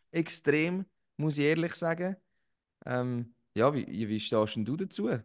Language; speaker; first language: German; native; German